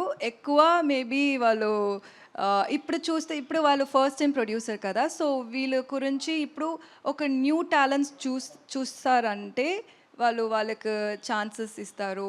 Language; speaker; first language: Telugu; non-native, local second language; Tamil